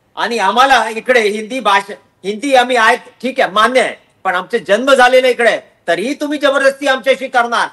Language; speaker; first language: Marathi; non-native, local second language; Hindi